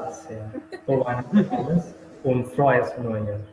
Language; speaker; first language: German; non-native, learner; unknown